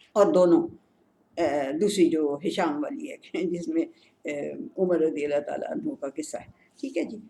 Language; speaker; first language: Urdu; native; Urdu